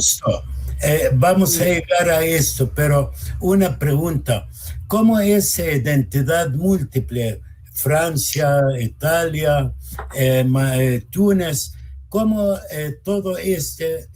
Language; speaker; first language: Spanish; non-native, fluent; Arabic